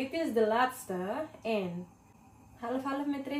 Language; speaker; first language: Dutch; non-native, learner; Indonesian